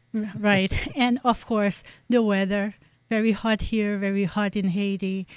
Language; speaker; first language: English; non-native, fluent; French